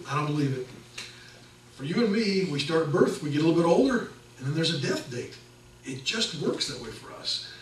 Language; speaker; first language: English; native; English